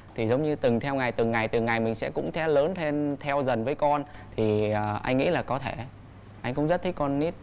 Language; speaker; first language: Vietnamese; native; Vietnamese